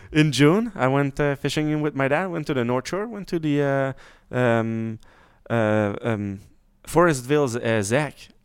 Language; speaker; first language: English; native; English